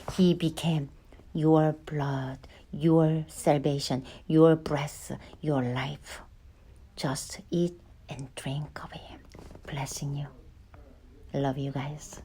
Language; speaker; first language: English; non-native, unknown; Korean